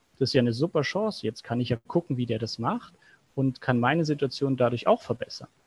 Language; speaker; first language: German; native; German